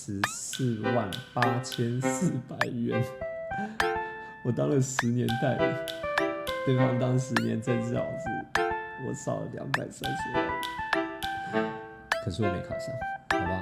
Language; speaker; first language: Chinese; native; Chinese